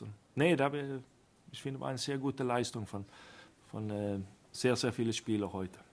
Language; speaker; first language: German; non-native, fluent; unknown